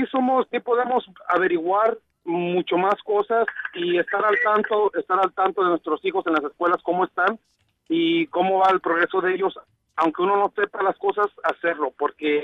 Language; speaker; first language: Spanish; native; Spanish